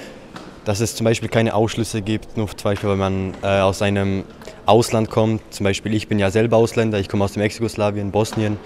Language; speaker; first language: German; early bilingual, other home language; Bosnian